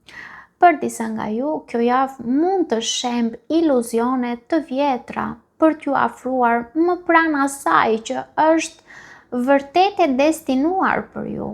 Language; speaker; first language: Albanian; native; Albanian